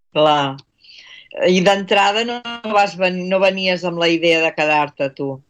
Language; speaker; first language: Catalan; native; Catalan